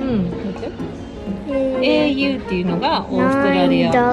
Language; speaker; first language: Japanese; native; Japanese